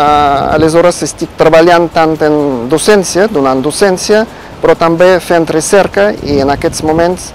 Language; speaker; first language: Catalan; non-native, fluent; Russian